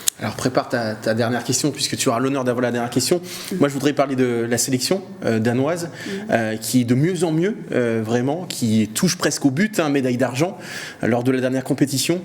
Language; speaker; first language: French; native; French